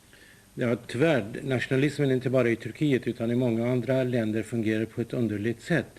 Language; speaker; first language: Swedish; non-native, fluent; Kurdish